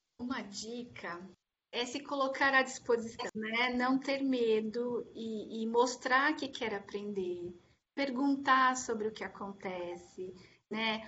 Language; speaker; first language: Portuguese; native; Portuguese